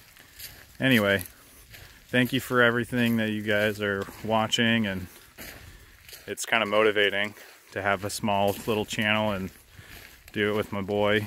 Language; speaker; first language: English; native; English